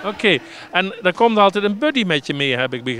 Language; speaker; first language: Dutch; native; Dutch